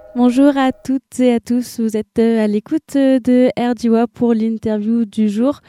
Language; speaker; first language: French; native; French